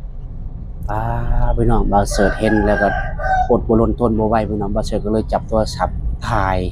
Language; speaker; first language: Thai; non-native, local second language; Lao